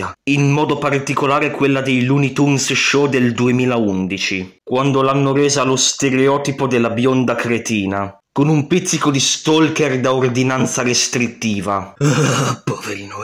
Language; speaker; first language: Italian; native; Italian